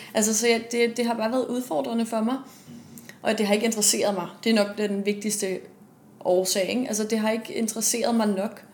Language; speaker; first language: Danish; native; Danish